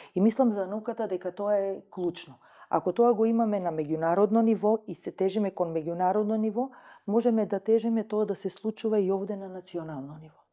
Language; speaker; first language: Macedonian; native; Macedonian